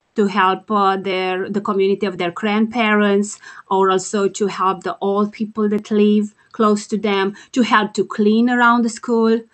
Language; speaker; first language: English; non-native, fluent; Romanian